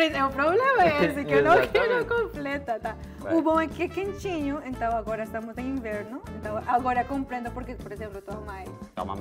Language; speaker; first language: Portuguese; non-native, fluent; Spanish